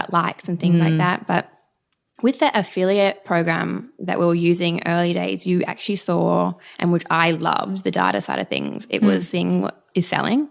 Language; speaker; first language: English; native; English